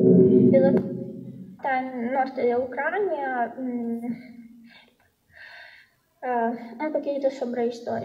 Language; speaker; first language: Spanish; non-native, fluent; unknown